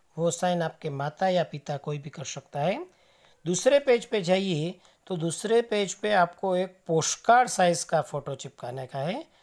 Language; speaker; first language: Hindi; non-native, local second language; Gujarati